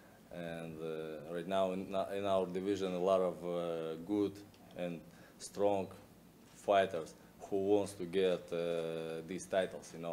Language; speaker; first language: English; non-native, learner; Russian